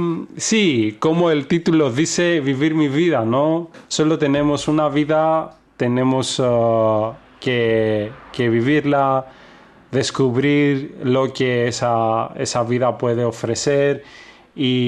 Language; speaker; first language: Spanish; non-native, fluent; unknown